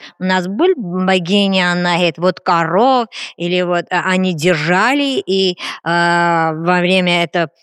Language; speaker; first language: Russian; non-native, fluent; Armenian